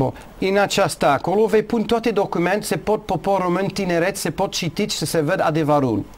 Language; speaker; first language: Romanian; non-native, learner; English